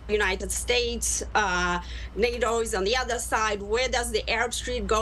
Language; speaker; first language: English; non-native, fluent; Russian